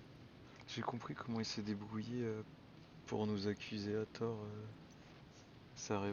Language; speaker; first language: French; native; French